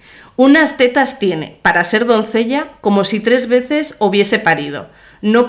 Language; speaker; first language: Spanish; native; Spanish